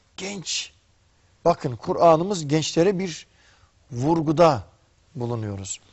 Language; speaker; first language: Turkish; native; Turkish